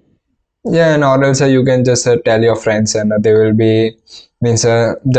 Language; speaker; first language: English; non-native, local second language; Gujarati